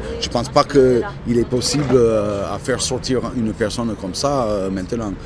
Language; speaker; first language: French; non-native, fluent; English